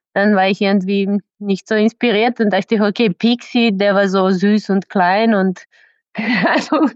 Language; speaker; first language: German; non-native, fluent; Serbian